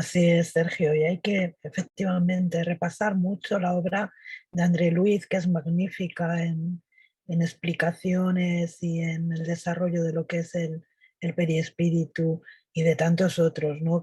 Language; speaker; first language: Spanish; native; Spanish